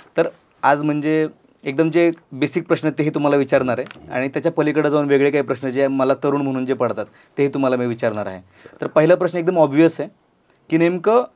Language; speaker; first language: Marathi; native; Marathi